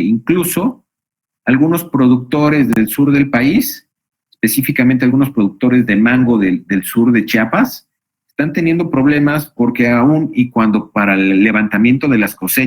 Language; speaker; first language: Spanish; native; Spanish